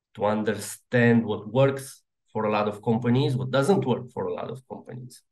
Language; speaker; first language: English; non-native, fluent; Romanian